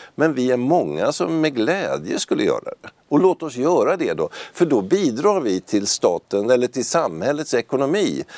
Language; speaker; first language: Swedish; native; Swedish